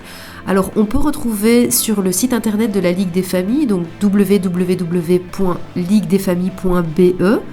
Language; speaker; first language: French; native; French